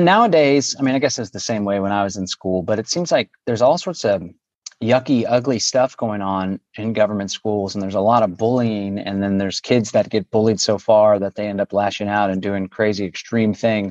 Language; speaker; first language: English; native; English